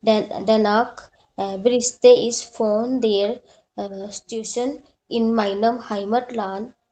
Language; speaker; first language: German; non-native, learner; Hindi